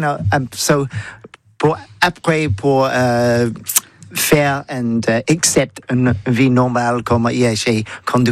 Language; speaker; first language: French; non-native, learner; English